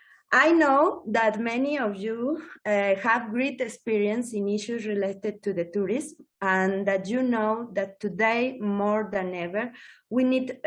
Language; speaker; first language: English; non-native, learner; Spanish